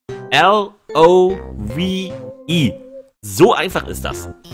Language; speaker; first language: German; native; German